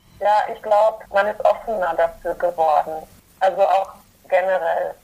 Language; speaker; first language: German; early bilingual, other home language; Polish